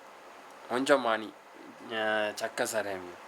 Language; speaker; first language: Korean; non-native, learner; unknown